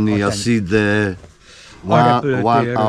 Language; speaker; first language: English; non-native, learner; Slovak